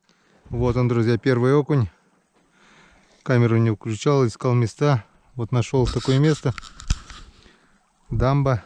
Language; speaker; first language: Russian; native; Russian